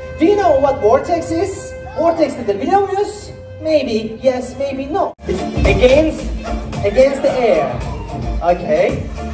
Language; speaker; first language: English; non-native, fluent; Turkish